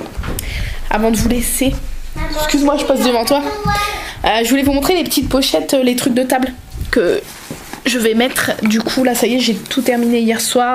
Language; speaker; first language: French; native; French